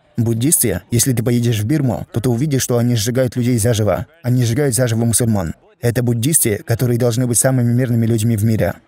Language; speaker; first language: Russian; non-native, fluent; Danish